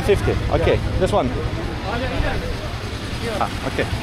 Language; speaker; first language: English; non-native, learner; Lithuanian